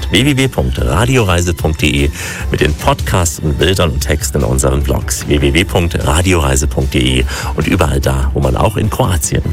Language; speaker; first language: German; native; German